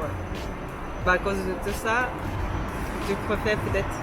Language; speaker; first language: French; non-native, fluent; Japanese